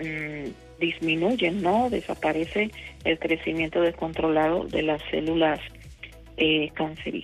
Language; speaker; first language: Spanish; native; Spanish